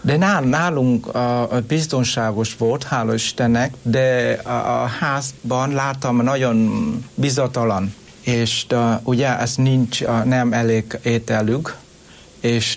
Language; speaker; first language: Hungarian; non-native, learner; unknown